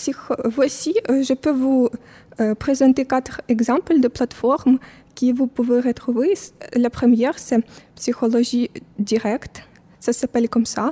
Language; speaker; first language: French; non-native, fluent; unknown